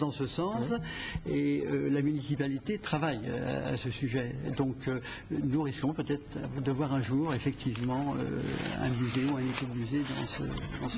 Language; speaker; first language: French; native; French